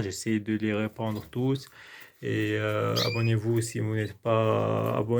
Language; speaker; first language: French; non-native, local second language; Arabic